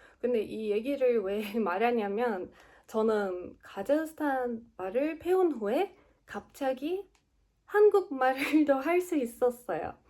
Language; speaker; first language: Korean; non-native, learner; Turkish